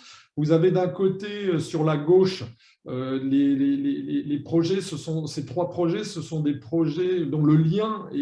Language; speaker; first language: French; native; French